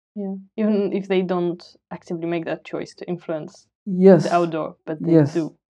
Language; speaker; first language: English; non-native, fluent; Russian